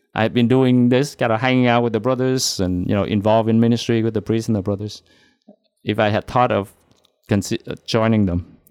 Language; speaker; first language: English; non-native, fluent; Vietnamese